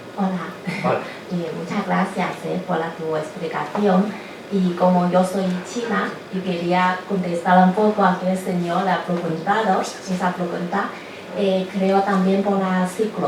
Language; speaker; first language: Spanish; non-native, learner; Chinese